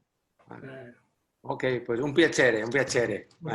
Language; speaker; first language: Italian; non-native, learner; Spanish